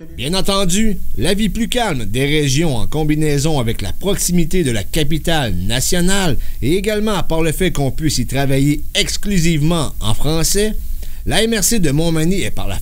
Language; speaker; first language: French; native; French